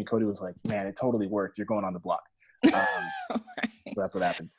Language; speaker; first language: English; native; English